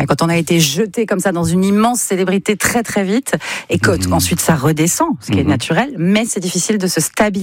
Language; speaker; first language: French; native; French